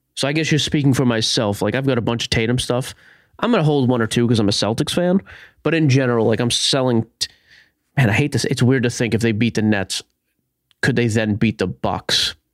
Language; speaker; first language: English; native; English